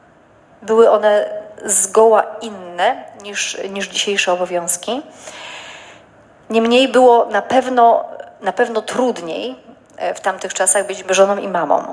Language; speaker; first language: Polish; native; Polish